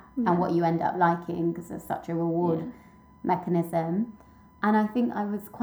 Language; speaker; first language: English; native; English